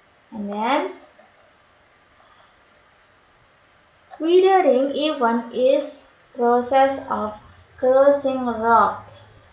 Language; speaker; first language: English; non-native, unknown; Indonesian